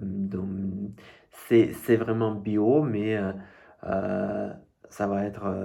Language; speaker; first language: French; non-native, fluent; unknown